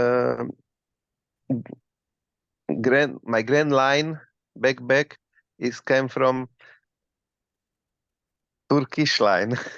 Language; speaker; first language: English; non-native, learner; Slovak